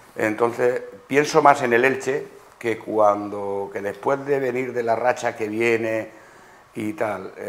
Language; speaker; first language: Spanish; native; Spanish